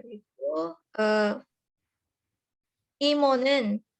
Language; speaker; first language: Korean; non-native, learner; Indonesian